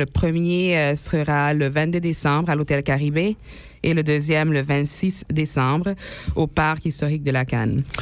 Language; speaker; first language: French; non-native, local second language; Haitian Creole